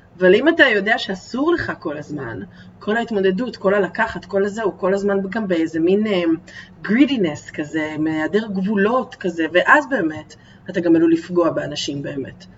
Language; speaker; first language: Hebrew; early bilingual, other home language; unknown